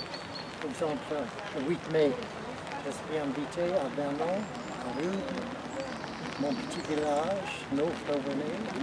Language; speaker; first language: French; non-native, learner; English